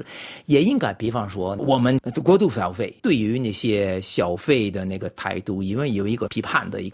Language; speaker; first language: Chinese; non-native, fluent; French